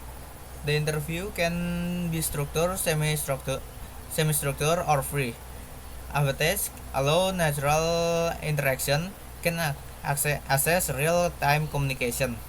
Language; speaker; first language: English; non-native, learner; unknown